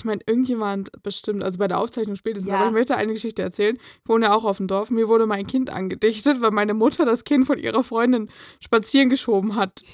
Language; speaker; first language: German; native; German